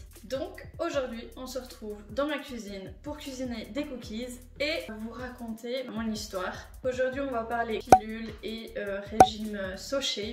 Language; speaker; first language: French; native; French